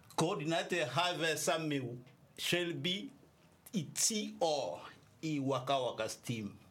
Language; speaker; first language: Danish; non-native, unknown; French